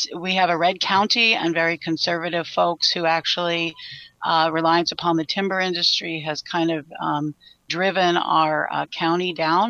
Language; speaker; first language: English; native; English